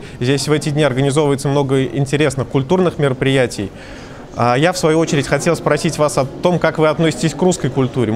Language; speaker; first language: Russian; native; Russian